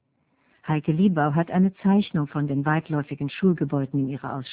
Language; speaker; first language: German; native; German